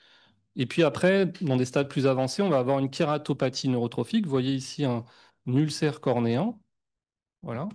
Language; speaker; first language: French; native; French